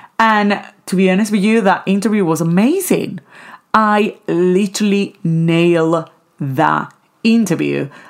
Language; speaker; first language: English; non-native, fluent; Spanish